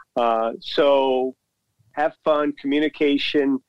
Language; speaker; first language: English; native; English